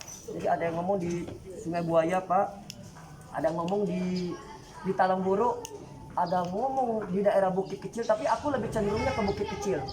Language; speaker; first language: Indonesian; native; Indonesian